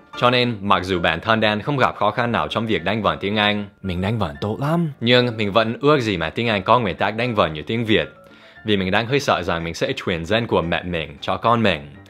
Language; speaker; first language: Vietnamese; non-native, fluent; English